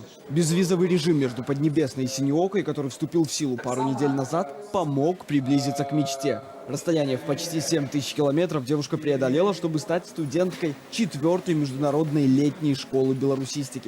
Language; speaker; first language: Russian; native; Russian